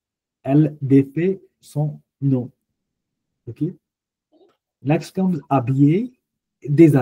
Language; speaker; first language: French; non-native, fluent; Hindi